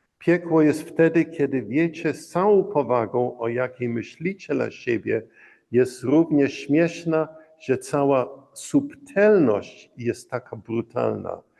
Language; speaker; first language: Polish; early bilingual, heritage; Polish